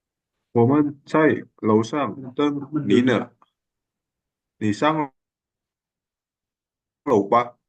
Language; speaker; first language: Chinese; non-native, learner; Indonesian